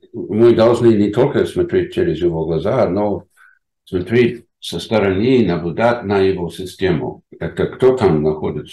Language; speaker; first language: Russian; non-native, fluent; English